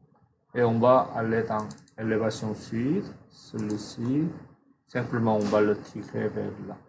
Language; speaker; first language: French; non-native, fluent; Korean